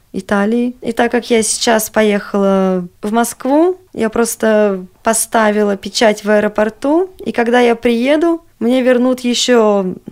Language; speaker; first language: Russian; native; Russian